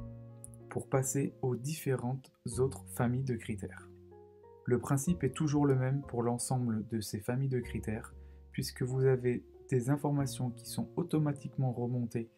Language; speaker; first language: French; native; French